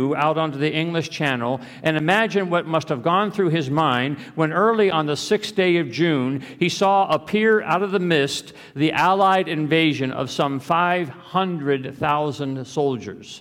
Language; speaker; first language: English; native; English